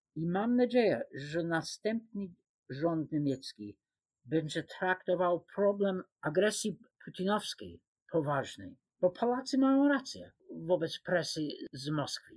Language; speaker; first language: Polish; non-native, fluent; English